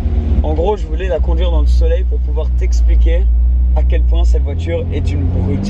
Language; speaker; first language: French; native; French